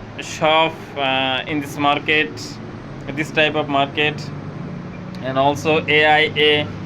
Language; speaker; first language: English; non-native, learner; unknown